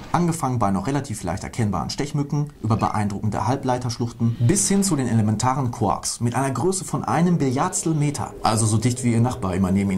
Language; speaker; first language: German; native; German